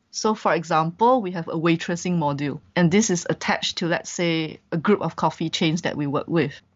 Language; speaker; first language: English; non-native, local second language; Chinese